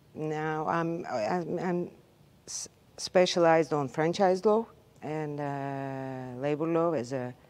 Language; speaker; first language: English; non-native, learner; Turkish